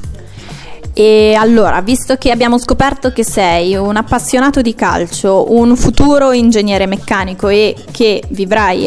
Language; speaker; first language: Italian; native; Italian